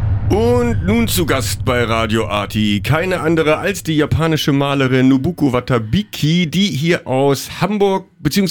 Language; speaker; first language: German; native; German